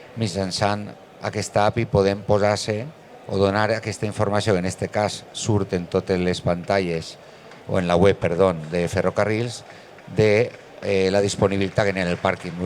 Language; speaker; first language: Catalan; non-native, local second language; Spanish